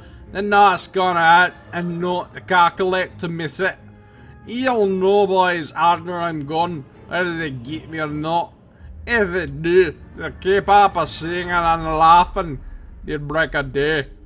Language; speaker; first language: English; native; English